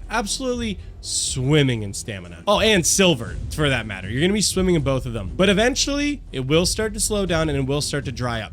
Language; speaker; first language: English; native; English